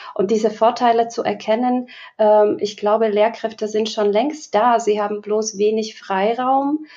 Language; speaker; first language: German; non-native, fluent; Slovak